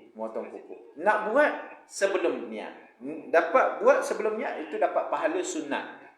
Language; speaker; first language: Malay; native; Malay